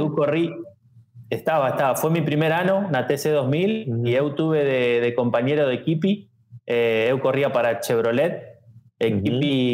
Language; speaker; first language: Portuguese; non-native, learner; Spanish